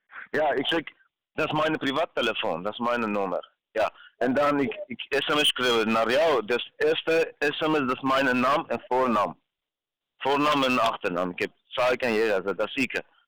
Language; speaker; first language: Dutch; non-native, learner; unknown